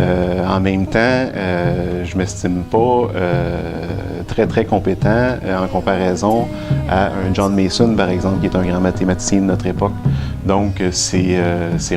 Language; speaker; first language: French; native; French